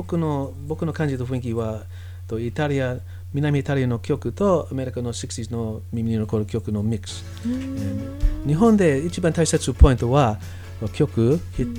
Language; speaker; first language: Japanese; non-native, learner; English